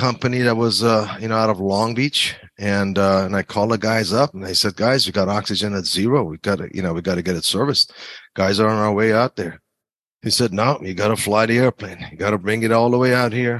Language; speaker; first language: English; non-native, fluent; Persian